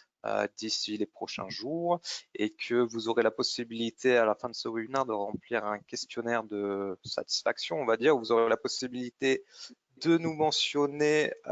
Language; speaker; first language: French; native; French